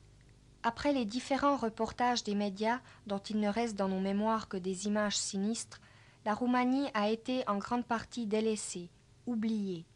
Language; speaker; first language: French; native; French